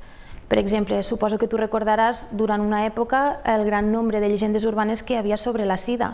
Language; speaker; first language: Catalan; native; Catalan